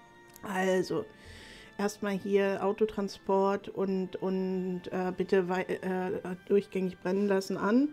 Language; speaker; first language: German; native; German